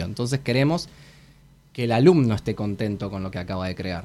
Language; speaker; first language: Spanish; native; Spanish